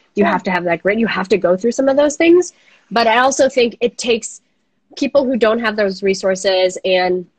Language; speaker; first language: English; native; English